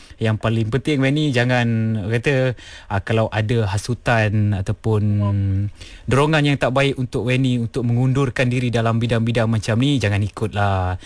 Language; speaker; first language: Malay; non-native, local second language; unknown